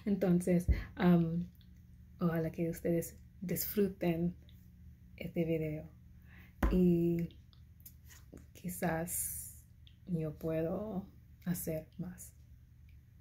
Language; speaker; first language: Spanish; non-native, learner; English